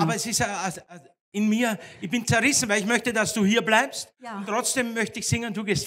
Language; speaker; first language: German; native; German